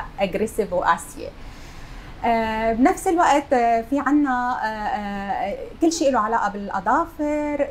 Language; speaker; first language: Arabic; native; Arabic